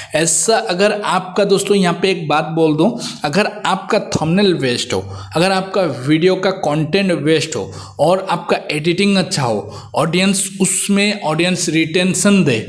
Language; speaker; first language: Hindi; native; Hindi